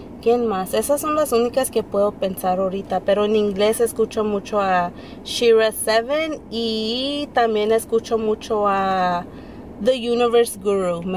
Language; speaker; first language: Spanish; early bilingual, heritage; Spanish